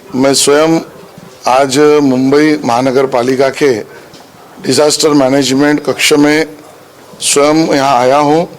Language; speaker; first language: Hindi; non-native, local second language; Marathi